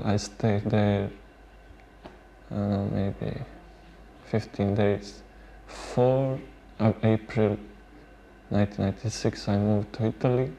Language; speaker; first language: English; non-native, learner; Bosnian